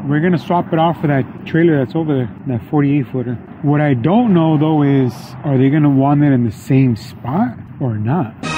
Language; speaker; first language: English; early bilingual, other home language; Spanish